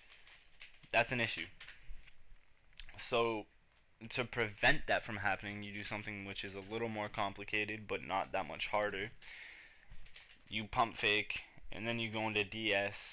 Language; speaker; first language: English; native; English